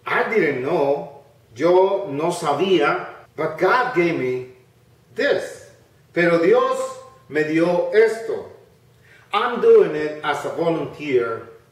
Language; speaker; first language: English; non-native, fluent; Spanish